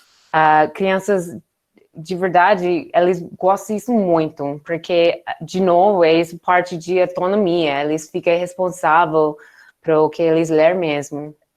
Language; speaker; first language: Portuguese; non-native, learner; English